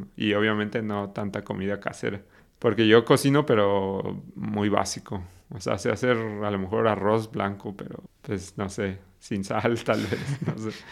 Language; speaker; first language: Spanish; native; Spanish